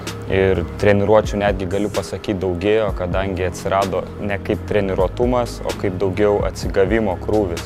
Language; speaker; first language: Lithuanian; native; Lithuanian